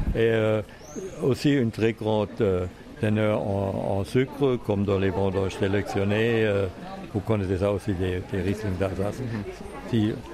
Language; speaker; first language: French; non-native, fluent; German